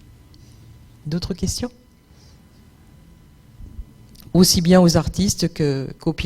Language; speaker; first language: French; native; French